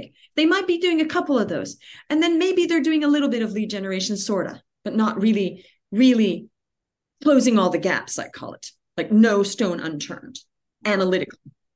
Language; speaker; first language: English; native; English